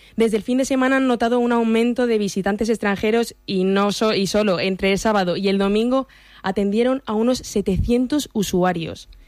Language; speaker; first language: Spanish; native; Spanish